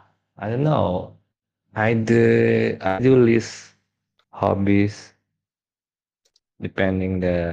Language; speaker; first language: English; non-native, fluent; Indonesian